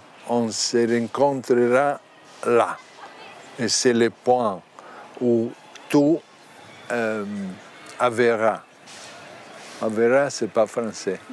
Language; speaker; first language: French; non-native, learner; Italian